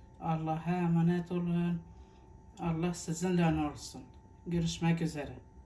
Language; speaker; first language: Turkish; native; Turkish